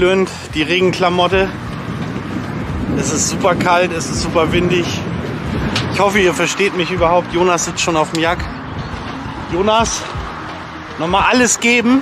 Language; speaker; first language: German; native; German